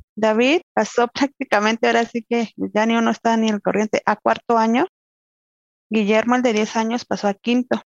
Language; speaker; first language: Spanish; native; Spanish